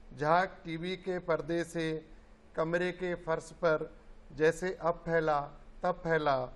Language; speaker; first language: Hindi; native; Hindi